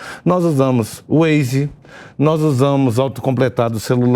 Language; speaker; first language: Portuguese; native; Portuguese